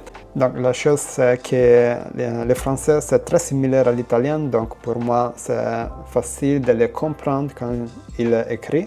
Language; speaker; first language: French; non-native, learner; Italian